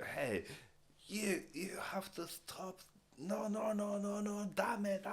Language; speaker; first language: English; non-native, learner; Japanese